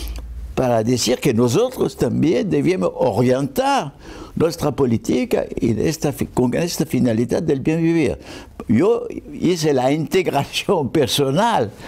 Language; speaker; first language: Spanish; non-native, fluent; French